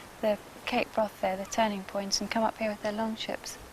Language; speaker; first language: English; native; English